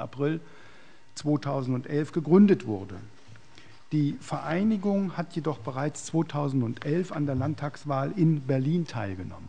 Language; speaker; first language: German; native; German